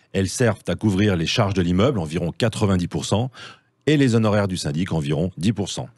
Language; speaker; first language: French; native; French